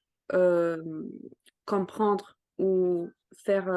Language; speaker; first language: French; non-native, fluent; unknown